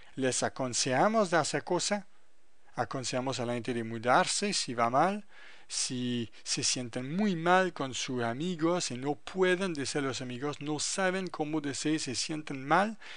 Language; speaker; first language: Spanish; non-native, fluent; French